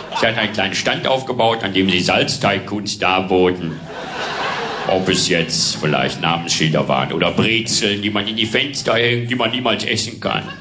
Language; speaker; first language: German; native; German